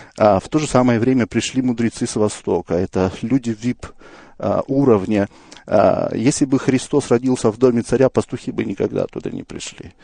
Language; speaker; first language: Russian; native; Russian